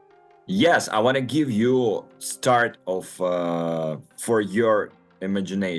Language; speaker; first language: English; non-native, learner; Russian